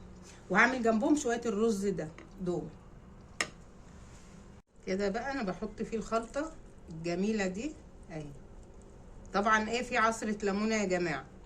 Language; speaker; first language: Arabic; native; Arabic